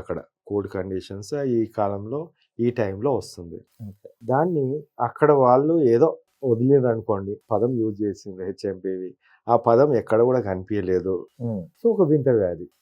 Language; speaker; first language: Telugu; native; Telugu